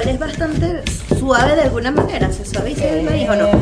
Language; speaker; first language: Spanish; native; Spanish